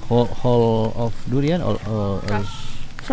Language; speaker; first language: English; non-native, learner; Indonesian